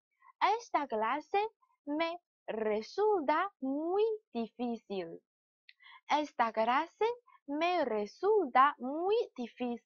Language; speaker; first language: Spanish; non-native, fluent; Chinese